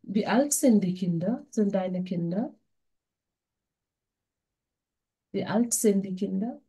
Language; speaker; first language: German; non-native, fluent; Sinhala